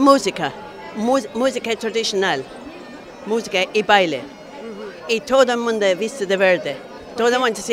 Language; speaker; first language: Spanish; non-native, fluent; English